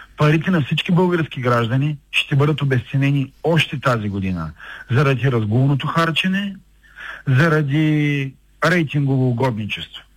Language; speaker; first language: Bulgarian; native; Bulgarian